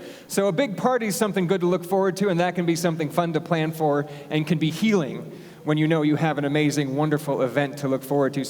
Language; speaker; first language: English; native; English